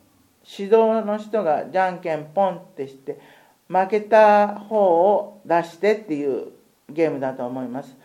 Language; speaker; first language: Japanese; native; Japanese